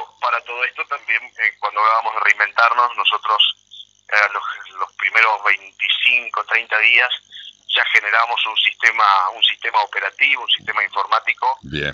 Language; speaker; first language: Spanish; native; Spanish